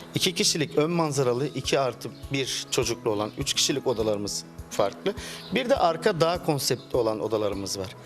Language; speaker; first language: Turkish; native; Turkish